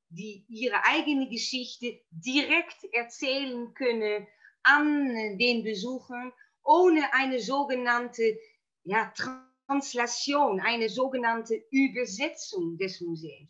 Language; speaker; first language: German; non-native, fluent; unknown